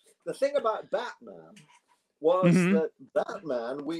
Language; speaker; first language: English; native; English